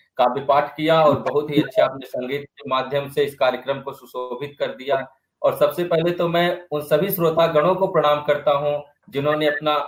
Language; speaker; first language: Hindi; native; Hindi